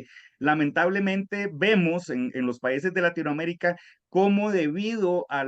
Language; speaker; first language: Spanish; native; Spanish